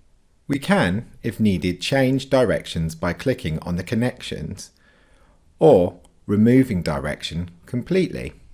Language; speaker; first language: English; native; English